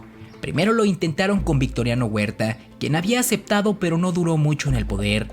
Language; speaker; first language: Spanish; native; Spanish